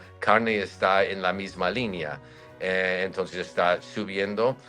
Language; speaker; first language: Spanish; non-native, fluent; English